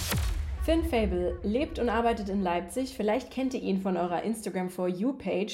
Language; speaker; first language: German; native; German